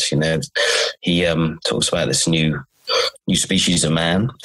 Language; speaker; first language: English; native; English